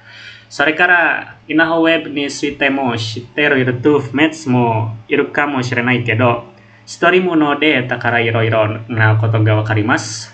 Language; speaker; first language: Japanese; non-native, learner; Indonesian